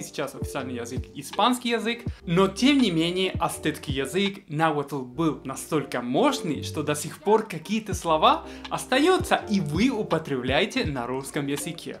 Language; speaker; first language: Russian; non-native, fluent; Spanish